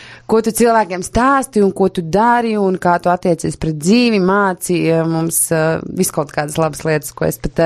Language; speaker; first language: Latvian; native; Latvian